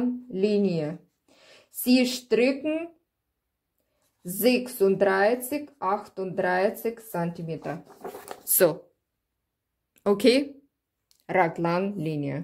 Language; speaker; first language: German; non-native, learner; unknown